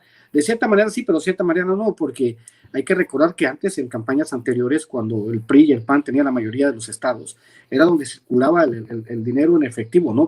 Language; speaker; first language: Spanish; native; Spanish